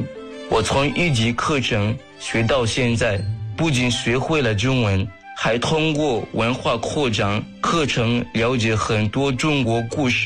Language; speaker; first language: Chinese; non-native, fluent; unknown